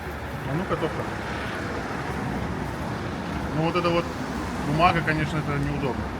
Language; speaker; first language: Russian; native; Russian